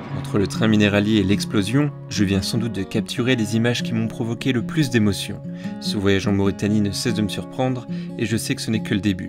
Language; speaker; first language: French; native; French